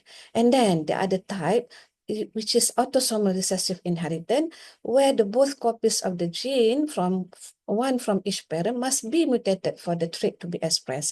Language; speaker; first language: English; non-native, local second language; Malay